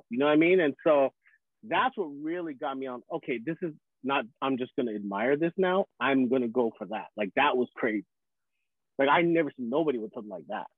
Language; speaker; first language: English; early bilingual, other home language; Filipino